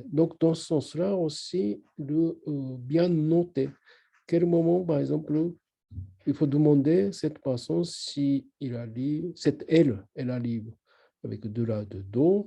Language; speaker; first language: French; non-native, learner; Japanese